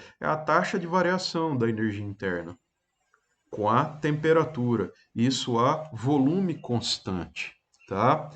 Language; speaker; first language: Portuguese; native; Portuguese